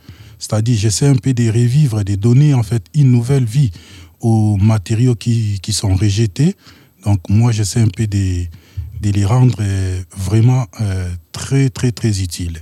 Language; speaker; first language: French; non-native, local second language; Lingala